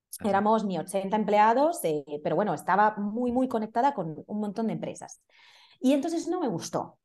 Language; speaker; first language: Spanish; non-native, fluent; Italian